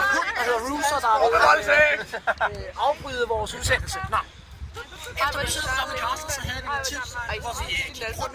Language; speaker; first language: Danish; native; Danish